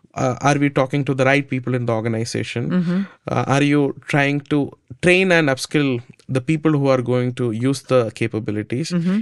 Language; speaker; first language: English; non-native, local second language; Malayalam